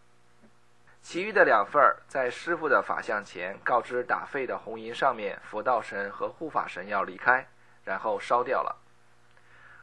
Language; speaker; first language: Chinese; native; Chinese